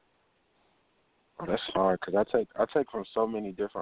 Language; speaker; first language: English; native; English